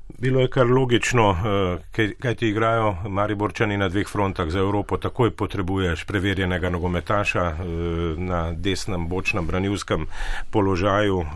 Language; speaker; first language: Slovenian; native; Slovenian